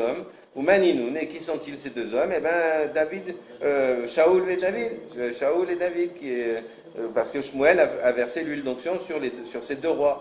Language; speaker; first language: French; native; French